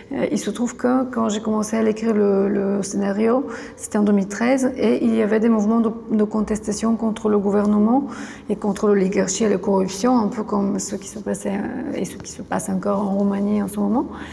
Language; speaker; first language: French; non-native, fluent; Bulgarian